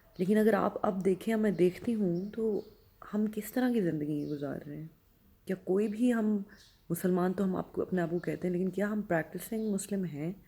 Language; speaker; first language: Urdu; native; Urdu